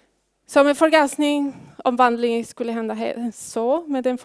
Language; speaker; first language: Swedish; non-native, fluent; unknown